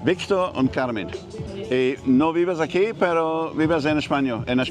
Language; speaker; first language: Spanish; non-native, learner; English